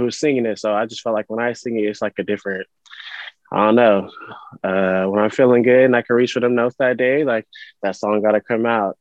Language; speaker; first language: English; native; English